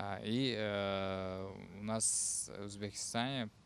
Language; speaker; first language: Russian; non-native, learner; Uzbek